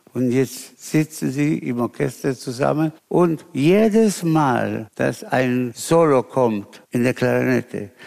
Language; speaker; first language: German; non-native, fluent; Spanish